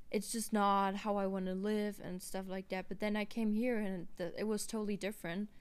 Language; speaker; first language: English; non-native, fluent; German